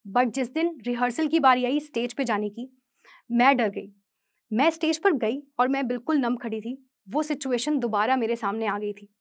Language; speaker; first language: Hindi; native; Hindi